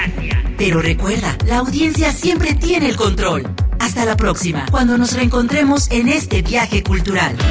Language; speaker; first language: Spanish; native; Spanish